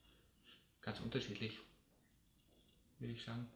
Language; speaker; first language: German; native; German